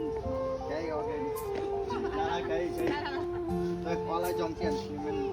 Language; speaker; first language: Chinese; non-native, learner; Bangla